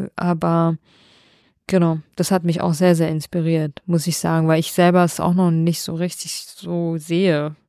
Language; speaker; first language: German; early bilingual, other home language; Kurdish